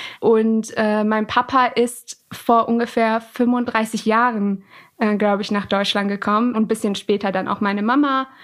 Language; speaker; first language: German; early bilingual, other home language; Persian